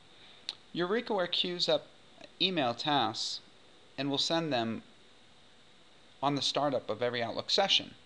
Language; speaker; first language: English; native; English